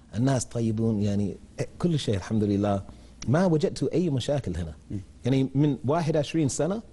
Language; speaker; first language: Arabic; non-native, learner; English